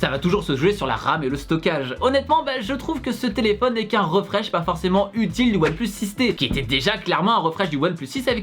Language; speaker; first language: French; native; French